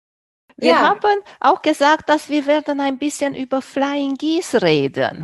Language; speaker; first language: German; non-native, fluent; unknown